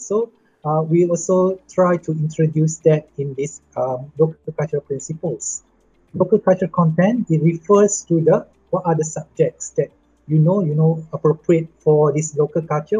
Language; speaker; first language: English; non-native, local second language; Malay